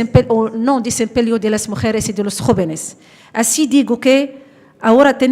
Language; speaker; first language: Spanish; non-native, fluent; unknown